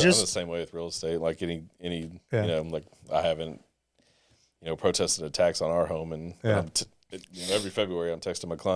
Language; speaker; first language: English; native; English